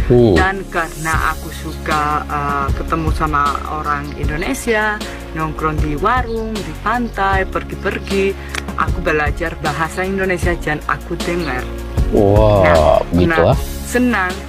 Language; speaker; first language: Indonesian; non-native, fluent; Spanish